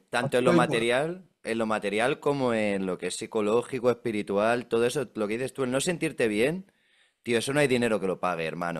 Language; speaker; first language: Spanish; native; Spanish